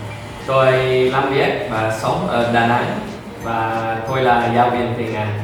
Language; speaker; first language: Vietnamese; non-native, learner; English